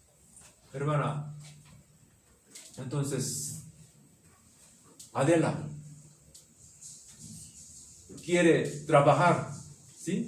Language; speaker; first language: Spanish; non-native, learner; Korean